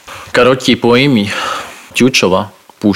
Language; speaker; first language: Russian; non-native, learner; French